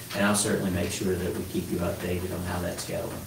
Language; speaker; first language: English; native; English